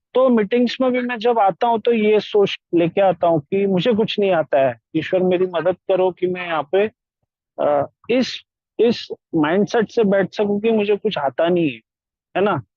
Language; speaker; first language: Hindi; non-native, local second language; Marathi